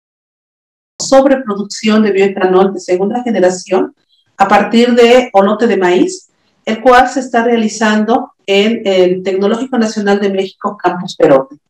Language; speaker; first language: Spanish; native; Spanish